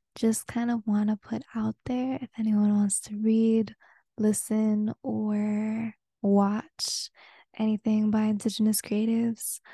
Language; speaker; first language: English; early bilingual, other home language; Spanish